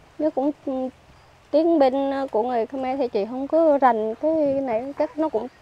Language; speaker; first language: Vietnamese; non-native, local second language; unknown